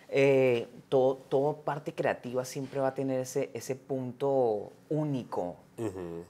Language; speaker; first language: Spanish; native; Spanish